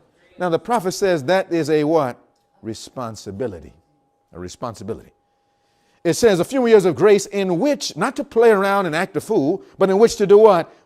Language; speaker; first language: English; native; English